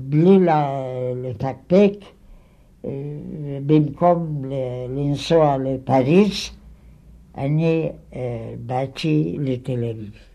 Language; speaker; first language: Hebrew; non-native, fluent; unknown